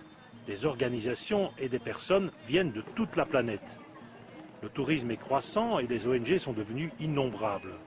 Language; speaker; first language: French; native; French